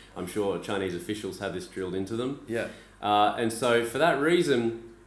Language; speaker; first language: English; native; English